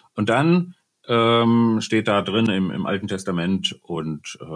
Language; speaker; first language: German; native; German